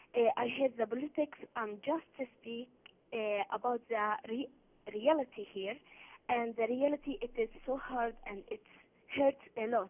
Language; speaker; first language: English; non-native, learner; Arabic